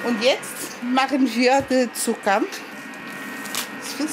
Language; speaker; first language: German; non-native, learner; Portuguese